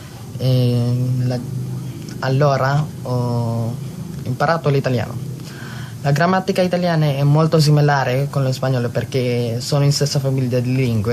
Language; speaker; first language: Italian; non-native, learner; Filipino